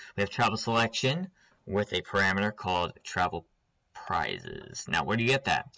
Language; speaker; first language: English; native; English